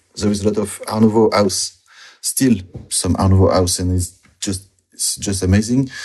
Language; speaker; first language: English; non-native, learner; French